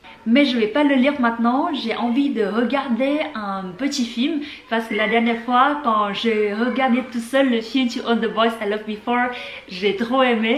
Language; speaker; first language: French; non-native, fluent; Vietnamese